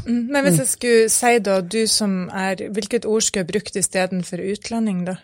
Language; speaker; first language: Norwegian; native; Norwegian